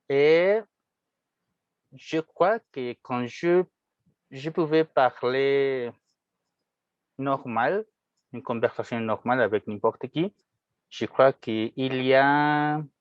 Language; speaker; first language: French; non-native, fluent; Spanish